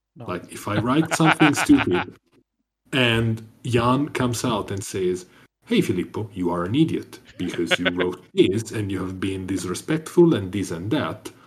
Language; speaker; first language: English; non-native, fluent; Italian